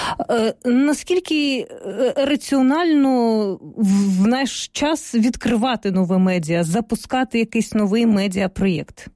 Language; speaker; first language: Ukrainian; native; Ukrainian